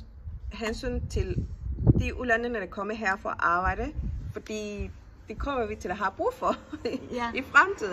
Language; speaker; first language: Danish; non-native, fluent; Spanish